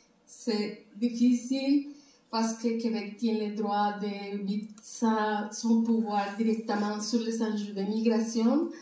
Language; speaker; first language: French; non-native, learner; Spanish